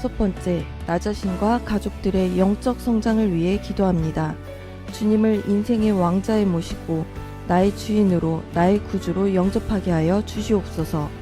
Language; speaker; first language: Korean; native; Korean